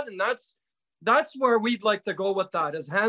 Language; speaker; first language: English; native; English